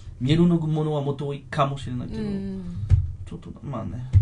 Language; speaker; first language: Japanese; non-native, fluent; French